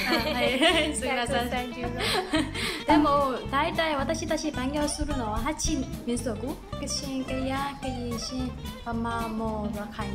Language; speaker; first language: Japanese; non-native, learner; Burmese